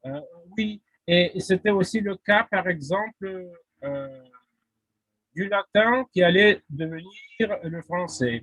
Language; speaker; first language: French; non-native, fluent; Russian